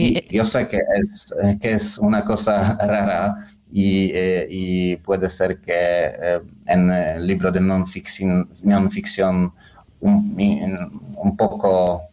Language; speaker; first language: Spanish; non-native, fluent; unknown